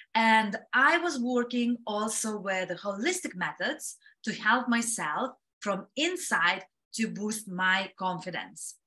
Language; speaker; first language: English; non-native, fluent; Lithuanian